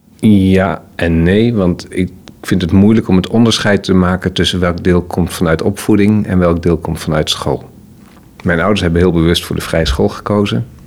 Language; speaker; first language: Dutch; native; Dutch